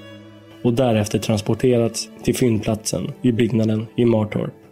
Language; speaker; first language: Swedish; native; Swedish